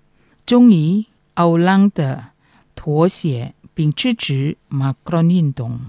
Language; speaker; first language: Chinese; non-native, fluent; Indonesian